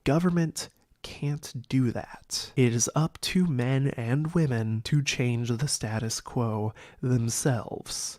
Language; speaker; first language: English; native; English